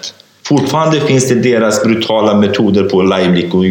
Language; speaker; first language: Swedish; non-native, fluent; Kurdish